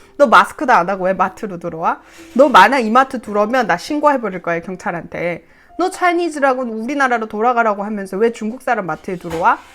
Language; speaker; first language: Korean; native; Korean